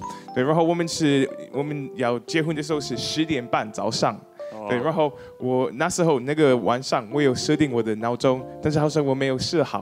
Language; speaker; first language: Chinese; non-native, fluent; English